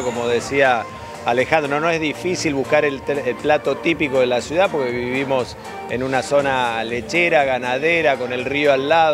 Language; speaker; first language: Spanish; native; Spanish